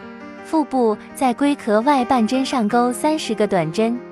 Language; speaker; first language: Chinese; native; Chinese